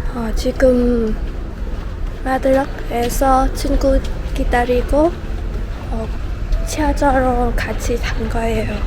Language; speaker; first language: Korean; non-native, learner; Vietnamese